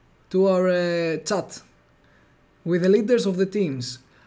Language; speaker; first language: English; non-native, fluent; Greek